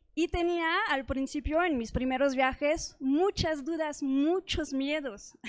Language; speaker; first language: Spanish; non-native, fluent; French